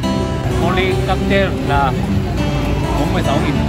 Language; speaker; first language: Vietnamese; non-native, learner; Japanese